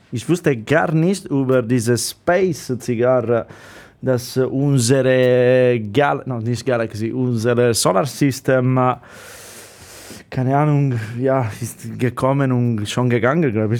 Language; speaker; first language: German; non-native, learner; Italian